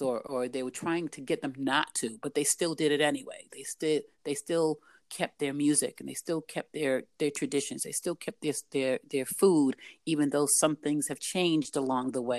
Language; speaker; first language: English; native; English